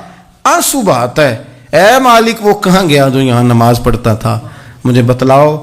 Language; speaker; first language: Urdu; native; Urdu